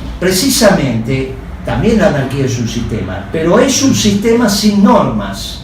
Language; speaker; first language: Spanish; native; Spanish